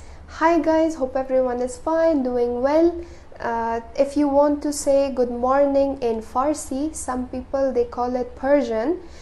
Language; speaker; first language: English; non-native, fluent; Persian